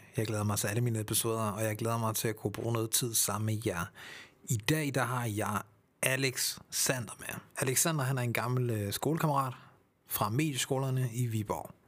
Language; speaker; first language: Danish; early bilingual, other home language; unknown